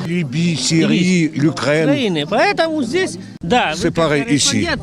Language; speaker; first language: French; non-native, fluent; Russian